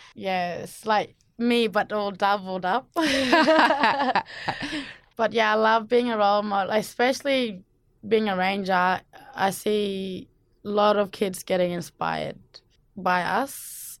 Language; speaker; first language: English; non-native, local second language; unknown